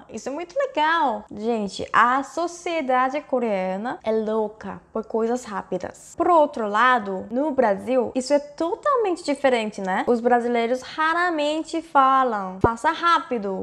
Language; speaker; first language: Portuguese; non-native, fluent; Korean